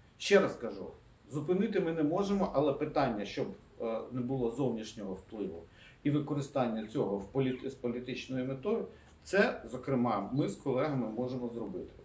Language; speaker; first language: Ukrainian; non-native, local second language; Russian